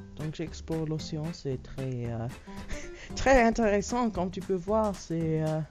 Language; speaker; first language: French; non-native, learner; English